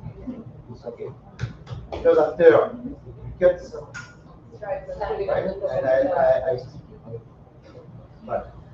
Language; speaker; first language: English; non-native, learner; French